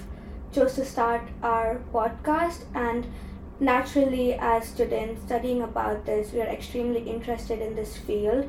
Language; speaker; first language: English; non-native, local second language; Tamil